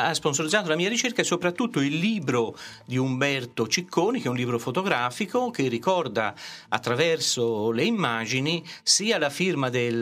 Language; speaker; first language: Italian; native; Italian